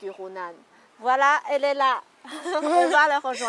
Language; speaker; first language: French; non-native, fluent; Chinese